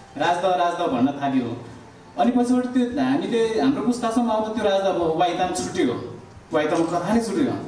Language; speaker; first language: Nepali; non-native, local second language; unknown